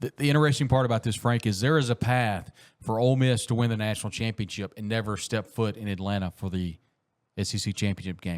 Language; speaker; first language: English; native; English